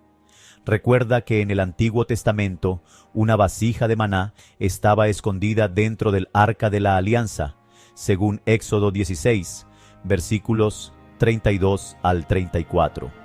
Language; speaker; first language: Spanish; native; Spanish